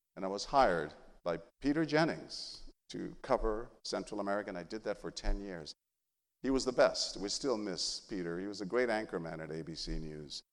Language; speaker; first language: English; early bilingual, other home language; Spanish